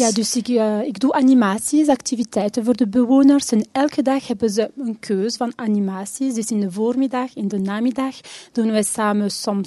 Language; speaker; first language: Dutch; non-native, local second language; French